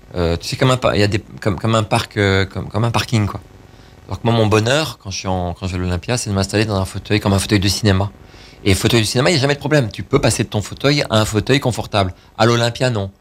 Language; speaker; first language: French; native; French